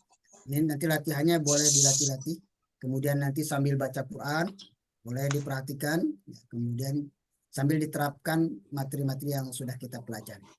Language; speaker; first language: Indonesian; native; Indonesian